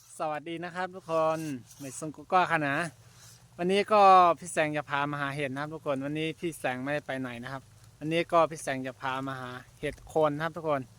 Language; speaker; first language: Thai; non-native, local second language; Shan